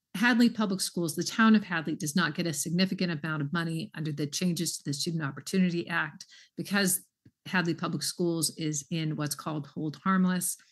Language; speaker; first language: English; native; English